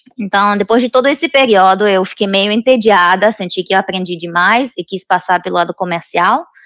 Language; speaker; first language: Portuguese; non-native, fluent; Romanian